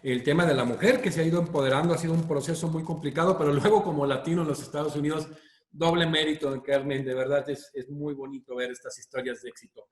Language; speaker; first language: Spanish; native; Spanish